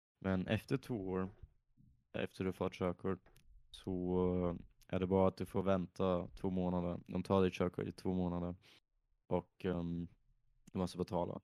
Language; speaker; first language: Swedish; native; Swedish